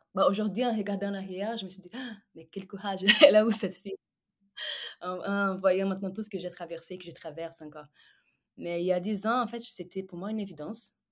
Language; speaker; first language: French; non-native, fluent; Portuguese